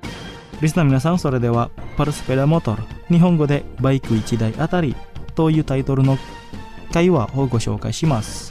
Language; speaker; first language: Japanese; non-native, fluent; Indonesian